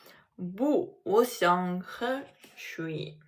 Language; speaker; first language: Chinese; non-native, learner; French